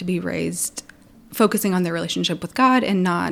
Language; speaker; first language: English; early bilingual, other home language; Pennsylvania German